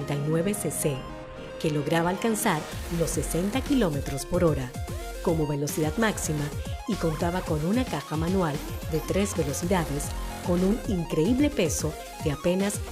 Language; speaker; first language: Spanish; native; Spanish